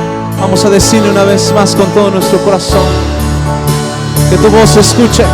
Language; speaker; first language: Spanish; native; Spanish